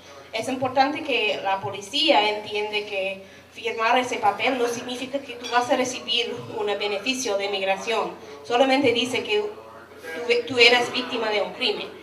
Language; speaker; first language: Spanish; non-native, fluent; English